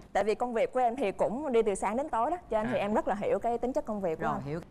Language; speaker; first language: Vietnamese; native; Vietnamese